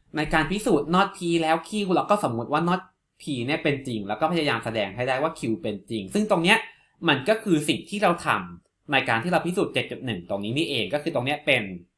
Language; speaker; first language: Thai; native; Thai